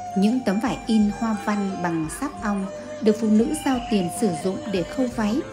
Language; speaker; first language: Vietnamese; native; Vietnamese